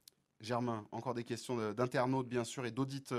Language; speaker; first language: French; native; French